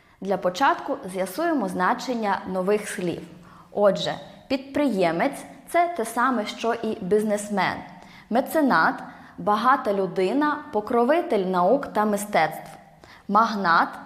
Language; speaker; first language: Ukrainian; native; Ukrainian